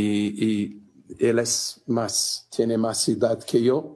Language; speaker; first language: Spanish; non-native, fluent; Portuguese